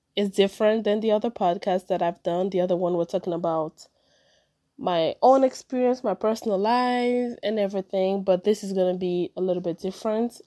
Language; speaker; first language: English; early bilingual, other home language; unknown